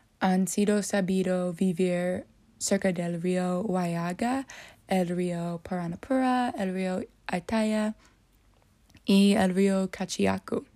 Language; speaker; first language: Spanish; non-native, learner; English